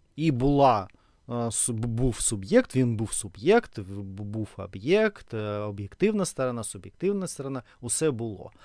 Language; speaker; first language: Ukrainian; non-native, local second language; Russian